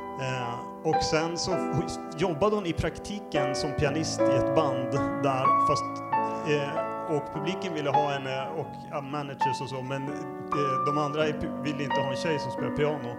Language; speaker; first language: Swedish; native; Swedish